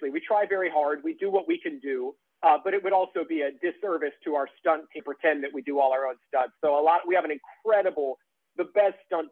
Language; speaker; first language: English; native; English